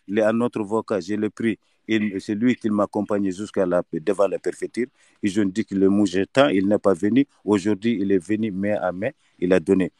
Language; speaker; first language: French; non-native, learner; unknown